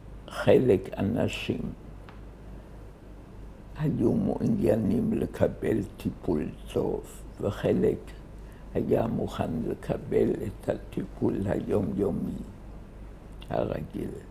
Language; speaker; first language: Hebrew; early bilingual, other home language; German